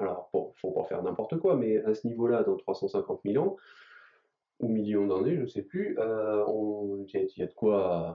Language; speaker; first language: French; native; French